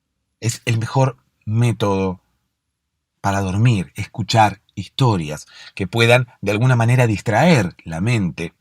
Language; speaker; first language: Spanish; native; Spanish